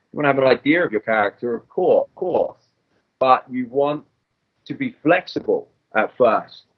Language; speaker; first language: English; native; English